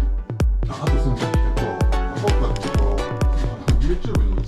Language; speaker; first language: Japanese; native; Japanese